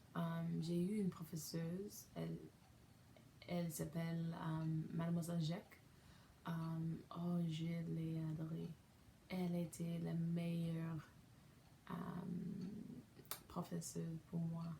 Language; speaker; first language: French; non-native, learner; English